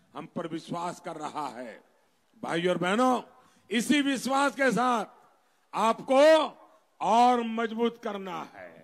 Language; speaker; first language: Hindi; non-native, local second language; Gujarati